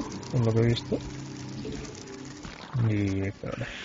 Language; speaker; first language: Spanish; native; Spanish